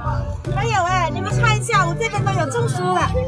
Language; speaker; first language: Chinese; native; Chinese